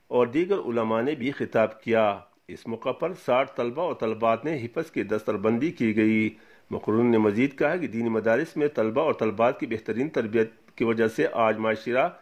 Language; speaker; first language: Urdu; non-native, local second language; Pashto